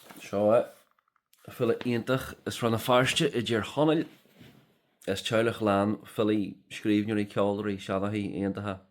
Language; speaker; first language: Irish; non-native, local second language; English